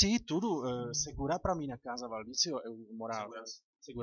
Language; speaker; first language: Portuguese; non-native, learner; Czech